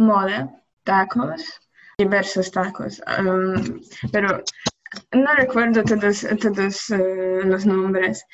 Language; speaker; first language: Spanish; non-native, learner; Polish